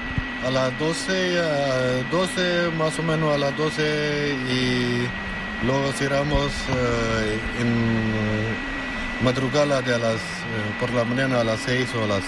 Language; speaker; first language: Spanish; non-native, learner; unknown